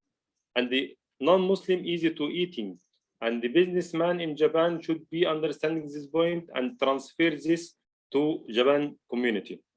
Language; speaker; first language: English; non-native, learner; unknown